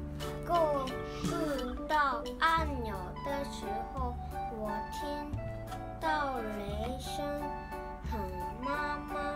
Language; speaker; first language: Chinese; early bilingual, heritage; Japanese